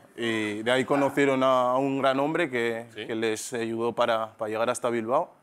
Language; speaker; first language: Spanish; native; Spanish